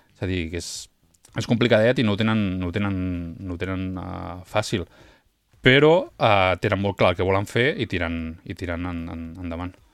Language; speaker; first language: Catalan; native; Catalan